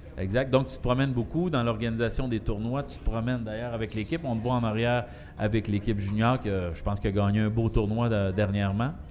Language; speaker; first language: French; native; French